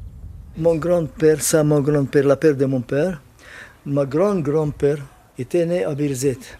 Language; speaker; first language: French; non-native, learner; Arabic